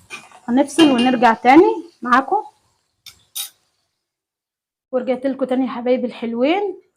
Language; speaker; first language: Arabic; native; Arabic